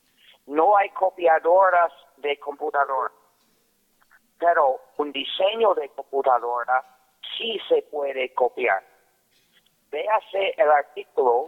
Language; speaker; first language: Spanish; non-native, fluent; English